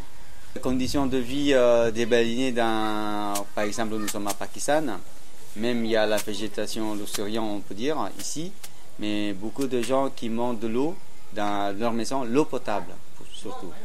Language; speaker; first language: French; non-native, learner; Indonesian